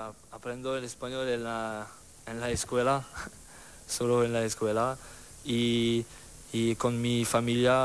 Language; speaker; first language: Spanish; non-native, learner; French